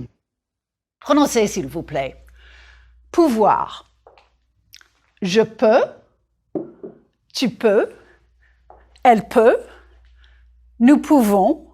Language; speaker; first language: French; non-native, fluent; English